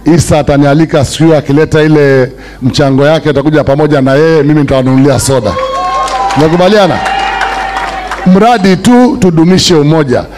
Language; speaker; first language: Swahili; non-native, local second language; Giryama